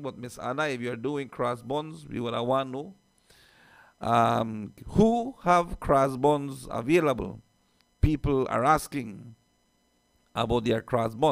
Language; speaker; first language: English; early bilingual, other home language; Spanish